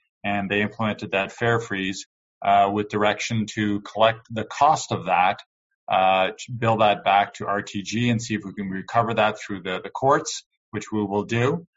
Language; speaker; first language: English; native; English